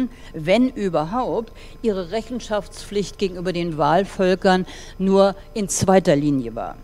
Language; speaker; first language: German; native; German